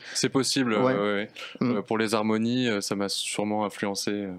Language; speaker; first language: French; native; French